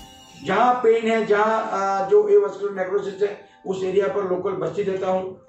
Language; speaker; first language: Hindi; non-native, local second language; Gujarati